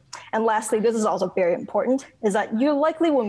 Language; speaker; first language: English; non-native, local second language; Cantonese